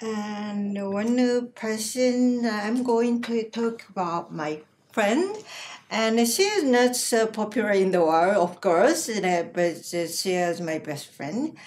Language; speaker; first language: English; non-native, learner; Japanese